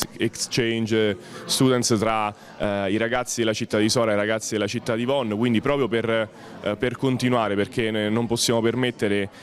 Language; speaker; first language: Italian; native; Italian